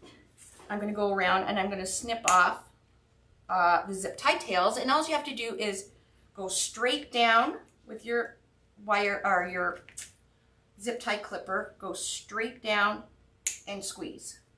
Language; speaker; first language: English; native; English